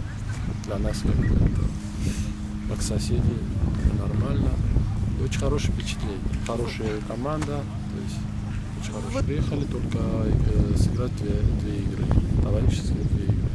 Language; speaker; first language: Russian; non-native, fluent; Georgian